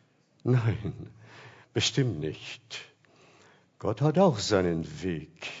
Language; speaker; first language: German; non-native, fluent; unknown